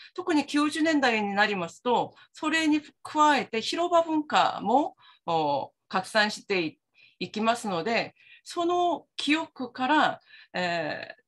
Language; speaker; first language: Japanese; non-native, fluent; Korean